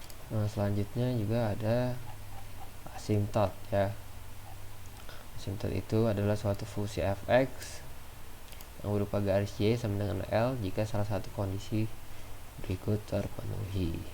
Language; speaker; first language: Indonesian; native; Indonesian